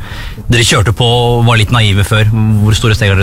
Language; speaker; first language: Norwegian; native; Norwegian